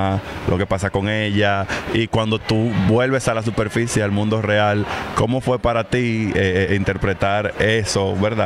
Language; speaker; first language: Spanish; native; Spanish